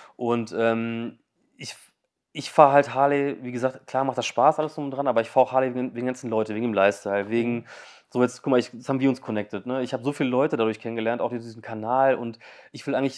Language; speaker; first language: German; native; German